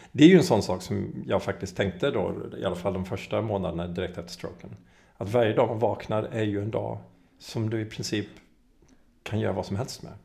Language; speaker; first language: Swedish; native; Swedish